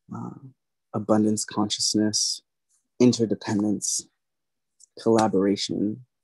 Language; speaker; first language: English; native; English